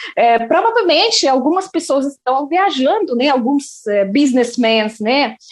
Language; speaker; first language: Portuguese; non-native, fluent; Russian